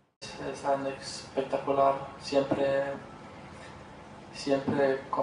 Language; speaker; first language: Spanish; non-native, learner; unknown